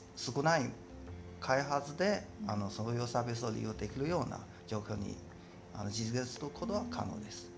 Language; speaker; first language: Japanese; non-native, fluent; Chinese